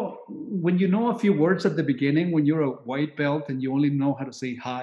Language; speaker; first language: English; non-native, fluent; Spanish